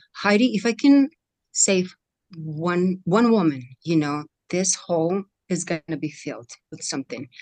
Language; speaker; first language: English; non-native, fluent; Spanish